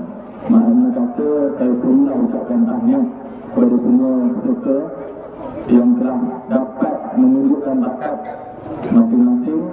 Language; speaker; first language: Malay; native; Malay